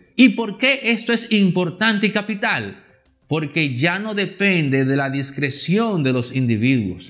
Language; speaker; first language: Spanish; native; Spanish